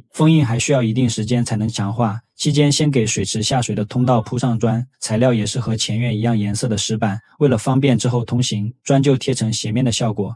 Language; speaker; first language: Chinese; native; Chinese